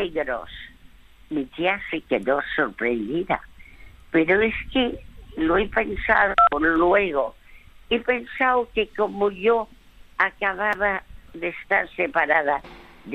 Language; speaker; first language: Spanish; early bilingual, other home language; French